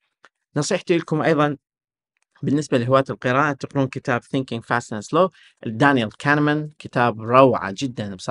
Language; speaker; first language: Arabic; native; Arabic